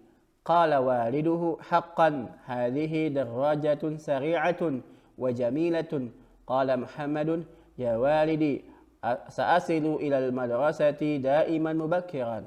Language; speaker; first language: Arabic; non-native, fluent; Indonesian